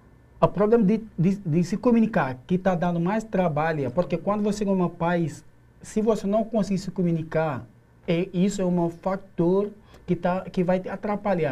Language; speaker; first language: Portuguese; non-native, learner; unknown